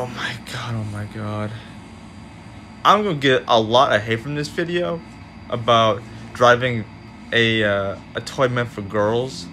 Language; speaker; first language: English; native; English